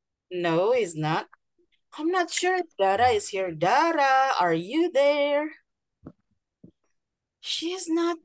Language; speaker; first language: English; non-native, fluent; Indonesian